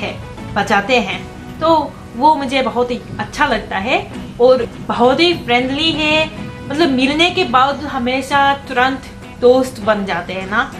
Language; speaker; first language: Hindi; non-native, fluent; Japanese